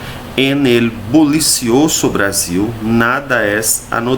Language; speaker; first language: Spanish; non-native, fluent; Portuguese